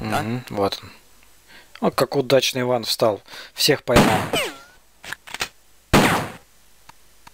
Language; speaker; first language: Russian; native; Russian